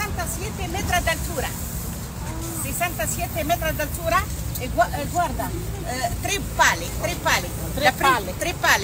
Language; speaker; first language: Italian; non-native, learner; Arabic